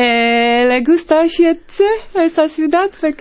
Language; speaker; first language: Spanish; non-native, fluent; Polish